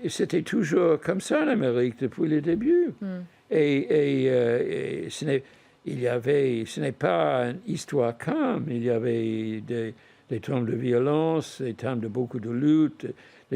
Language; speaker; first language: French; non-native, fluent; English